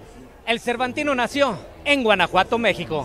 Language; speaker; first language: Spanish; native; Spanish